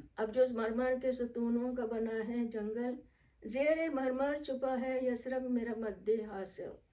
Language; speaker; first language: Urdu; native; Urdu